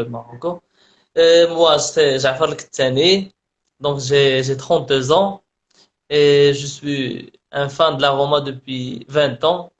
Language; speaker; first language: French; non-native, local second language; Arabic